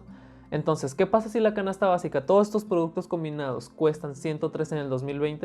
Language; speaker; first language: Spanish; native; Spanish